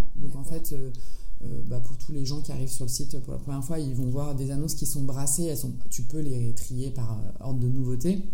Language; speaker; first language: French; native; French